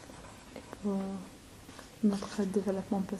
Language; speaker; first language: French; non-native, learner; English